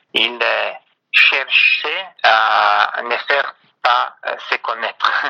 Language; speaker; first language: French; non-native, fluent; Italian